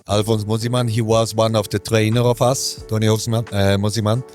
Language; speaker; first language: English; non-native, learner; German